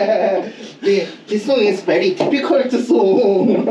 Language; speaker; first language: English; non-native, learner; Korean